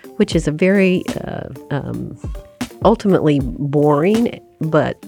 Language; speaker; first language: English; native; English